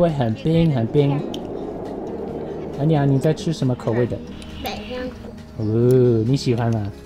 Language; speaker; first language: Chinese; non-native, fluent; English